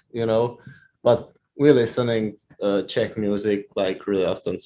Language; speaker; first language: English; non-native, fluent; Czech